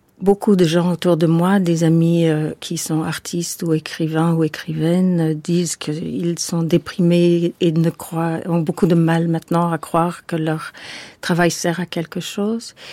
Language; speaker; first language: French; non-native, fluent; English